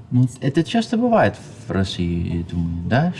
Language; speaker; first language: Russian; non-native, fluent; Dutch